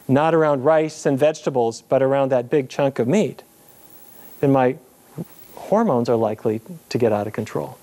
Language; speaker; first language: English; native; English